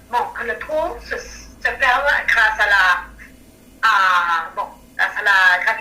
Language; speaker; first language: French; non-native, learner; Spanish